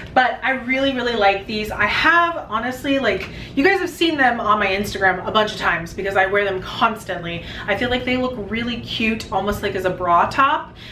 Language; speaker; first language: English; native; English